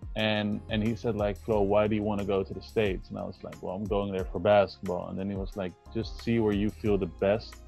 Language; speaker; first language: English; non-native, fluent; Dutch